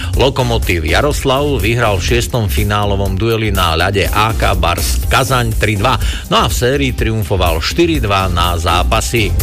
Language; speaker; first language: Slovak; native; Slovak